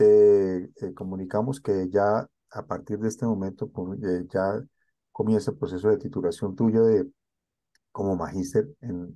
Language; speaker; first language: Spanish; native; Spanish